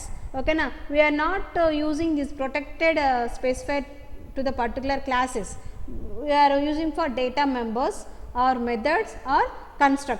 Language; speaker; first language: English; non-native, local second language; Telugu